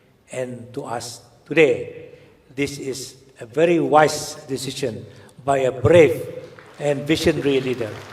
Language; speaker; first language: English; non-native, local second language; Malay